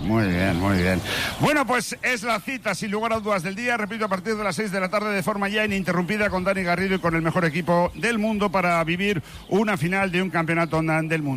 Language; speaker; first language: Spanish; native; Spanish